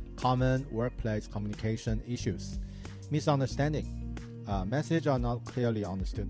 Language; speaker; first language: English; non-native, fluent; Chinese